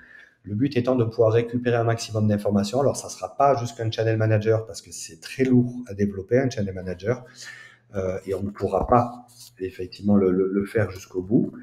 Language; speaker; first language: French; native; French